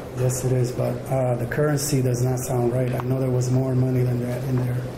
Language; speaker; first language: English; early bilingual, other home language; Spanish